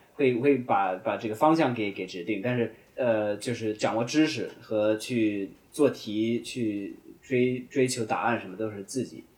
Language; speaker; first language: Chinese; non-native, fluent; English